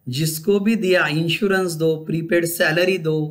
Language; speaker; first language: Hindi; non-native, local second language; Marathi